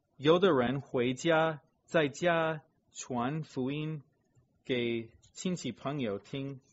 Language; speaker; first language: Chinese; non-native, fluent; English